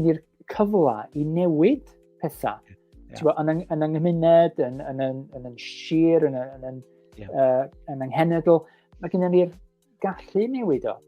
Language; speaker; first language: Welsh; native; Welsh